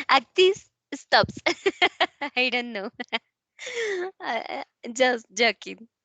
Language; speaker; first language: English; non-native, learner; Spanish